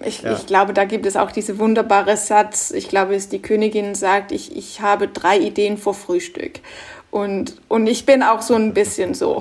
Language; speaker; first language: German; non-native, fluent; Danish